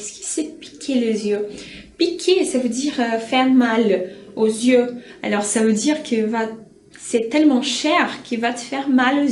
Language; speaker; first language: French; non-native, fluent; Portuguese